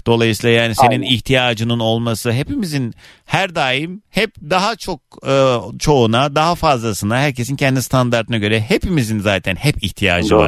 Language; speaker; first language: Turkish; native; Turkish